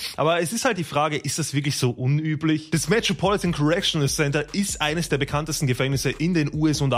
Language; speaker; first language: German; native; German